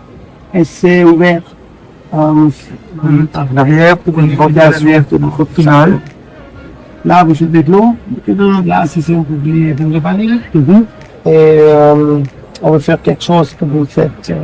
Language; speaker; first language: French; non-native, learner; German